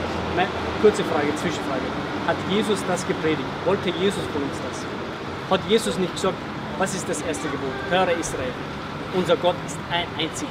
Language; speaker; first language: German; early bilingual, other home language; Bosnian